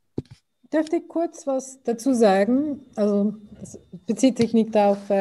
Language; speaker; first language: German; non-native, fluent; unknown